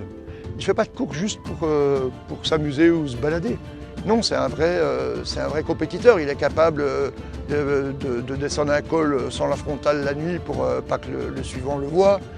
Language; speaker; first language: French; native; French